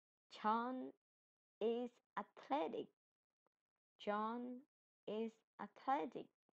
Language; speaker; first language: English; non-native, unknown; Indonesian